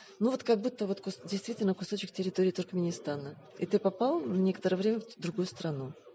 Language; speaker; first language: Russian; native; Russian